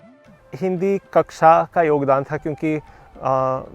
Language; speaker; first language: Hindi; non-native, fluent; Hungarian